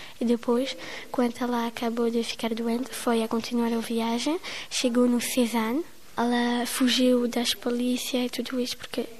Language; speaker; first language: Portuguese; early bilingual, heritage; French